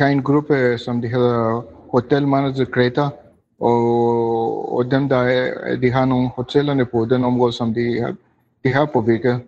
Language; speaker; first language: Danish; non-native, fluent; Greek